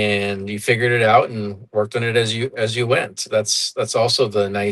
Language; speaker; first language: English; native; English